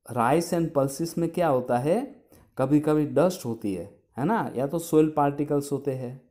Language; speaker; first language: Hindi; non-native, local second language; Gujarati